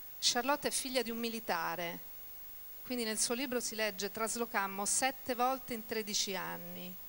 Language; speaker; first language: Italian; native; Italian